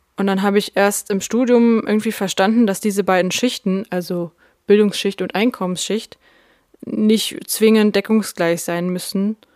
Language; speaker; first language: German; early bilingual, other home language; Russian